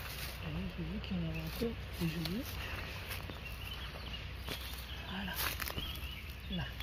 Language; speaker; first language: French; native; French